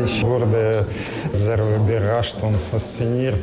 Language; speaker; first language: German; non-native, learner; Russian